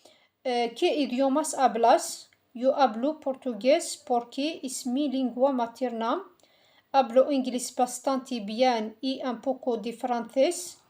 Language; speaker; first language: Spanish; non-native, fluent; French